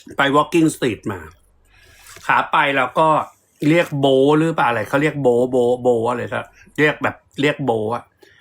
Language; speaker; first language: Thai; native; Thai